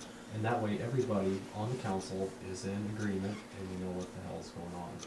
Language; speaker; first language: English; native; English